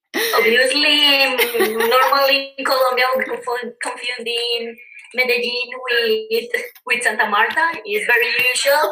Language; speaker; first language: English; non-native, learner; Spanish